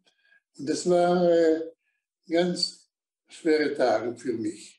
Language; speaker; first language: German; non-native, fluent; Slovak